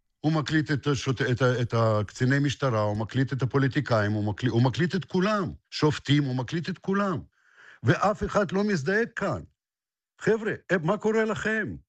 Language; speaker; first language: Hebrew; non-native, fluent; Russian